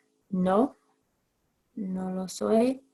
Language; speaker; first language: Spanish; non-native, fluent; English